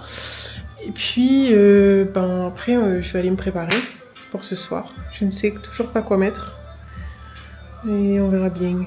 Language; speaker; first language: French; native; French